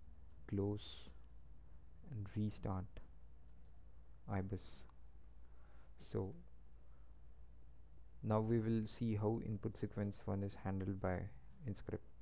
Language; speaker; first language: English; non-native, local second language; Marathi